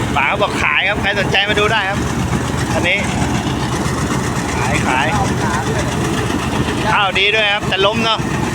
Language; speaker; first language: Thai; native; Thai